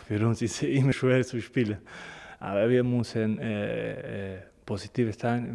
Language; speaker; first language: German; non-native, learner; Spanish